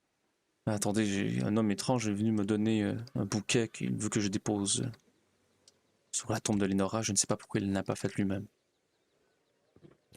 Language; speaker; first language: French; native; French